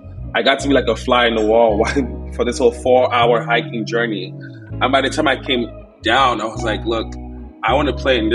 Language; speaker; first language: English; non-native, local second language; Igbo